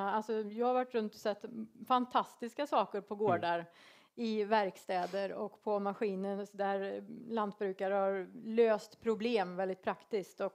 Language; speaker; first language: Swedish; native; Swedish